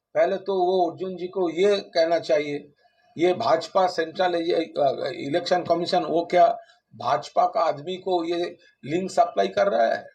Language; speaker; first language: Hindi; non-native, local second language; Bangla